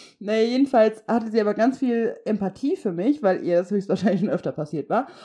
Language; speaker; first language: German; native; German